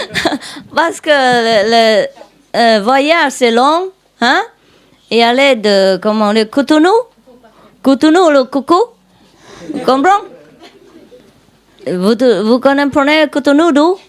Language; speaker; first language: French; non-native, learner; Vietnamese